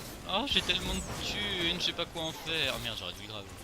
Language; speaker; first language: French; native; French